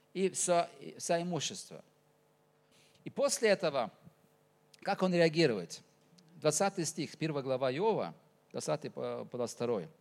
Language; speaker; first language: Russian; non-native, fluent; Norwegian